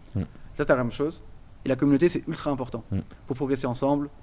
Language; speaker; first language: French; non-native, fluent; Portuguese